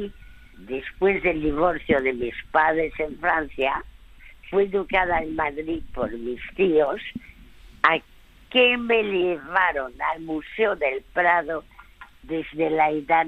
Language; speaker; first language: Spanish; early bilingual, other home language; French